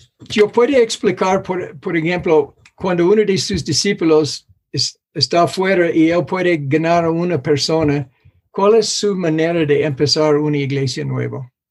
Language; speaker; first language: Spanish; non-native, fluent; English